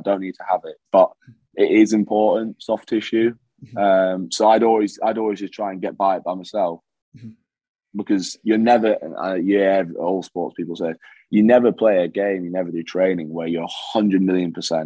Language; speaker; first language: English; native; English